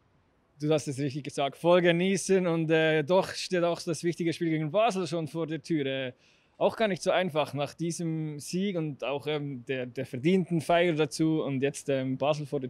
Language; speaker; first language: German; native; German